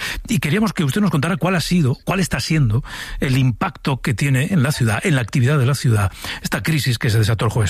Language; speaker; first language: Spanish; native; Spanish